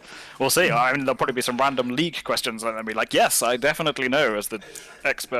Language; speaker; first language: English; native; English